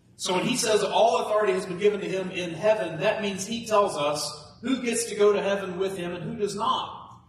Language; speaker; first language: English; native; English